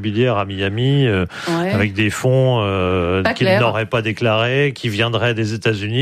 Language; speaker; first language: French; native; French